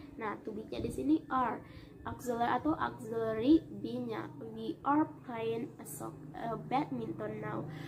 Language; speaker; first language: English; non-native, learner; Indonesian